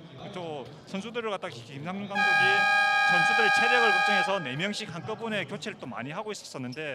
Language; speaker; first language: Korean; native; Korean